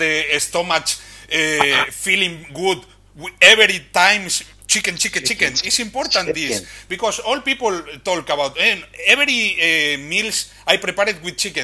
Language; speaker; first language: English; non-native, learner; Spanish